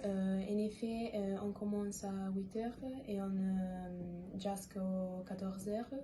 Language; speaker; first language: French; non-native, learner; Italian